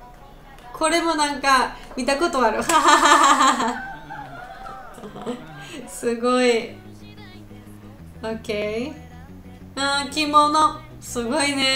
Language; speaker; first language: Japanese; non-native, learner; Georgian